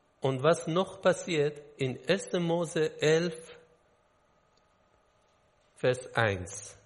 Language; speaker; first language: German; non-native, learner; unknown